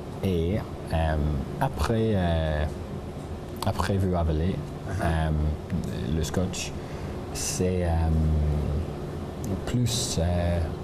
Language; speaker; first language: French; non-native, learner; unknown